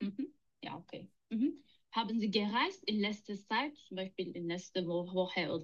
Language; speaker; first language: German; non-native, learner; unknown